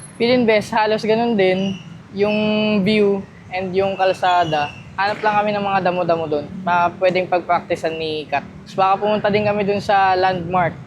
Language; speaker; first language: Filipino; native; Filipino